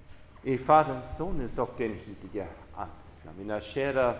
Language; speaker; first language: Swedish; non-native, fluent; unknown